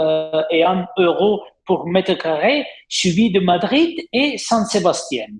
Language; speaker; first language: French; non-native, fluent; Italian